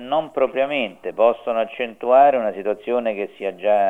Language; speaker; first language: Italian; native; Italian